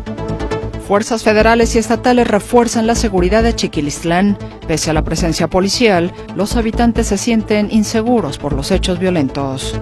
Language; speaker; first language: Spanish; native; Spanish